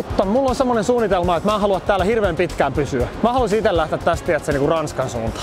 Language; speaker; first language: Finnish; native; Finnish